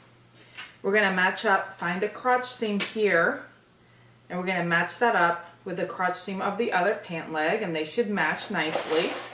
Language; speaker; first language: English; native; English